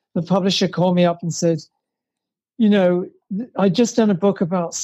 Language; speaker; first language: English; native; English